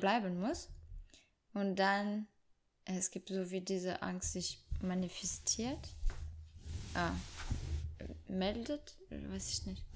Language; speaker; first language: German; non-native, fluent; French